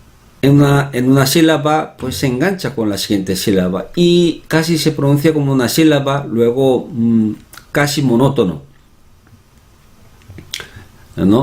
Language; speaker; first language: Spanish; non-native, fluent; Korean